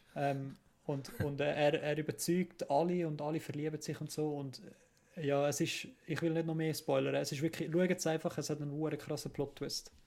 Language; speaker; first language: German; native; German